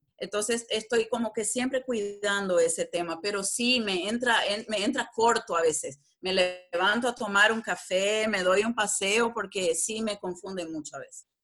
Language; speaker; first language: Spanish; native; Spanish